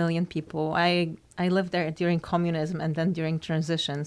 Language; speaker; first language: English; non-native, fluent; Polish